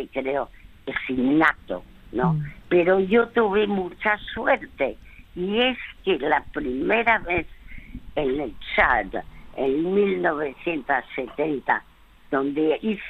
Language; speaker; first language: Spanish; early bilingual, other home language; French